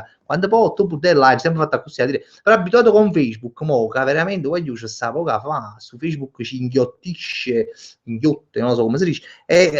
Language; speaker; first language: Italian; native; Italian